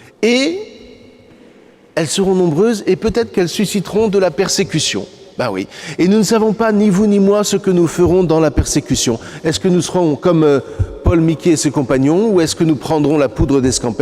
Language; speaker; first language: French; native; French